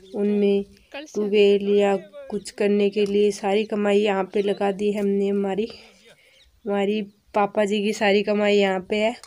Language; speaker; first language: Hindi; native; Hindi